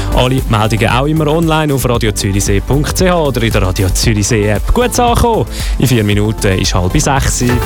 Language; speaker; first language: German; native; German